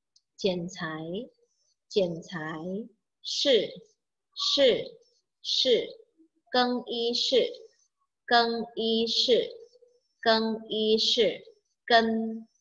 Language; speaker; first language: Chinese; non-native, fluent; Indonesian